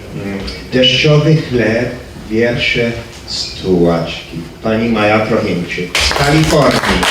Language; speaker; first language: Polish; early bilingual, heritage; Polish